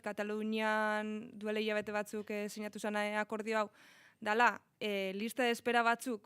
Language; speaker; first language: Basque; native; Basque